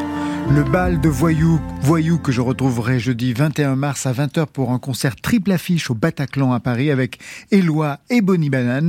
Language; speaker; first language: French; native; French